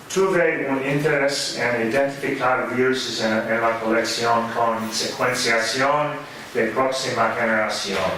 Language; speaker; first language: Spanish; non-native, fluent; English